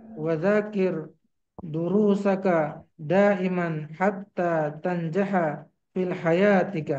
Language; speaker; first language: Arabic; non-native, learner; Indonesian